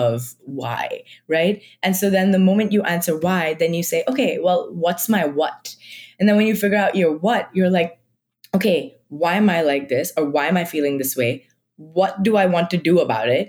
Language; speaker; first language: English; non-native, local second language; Marathi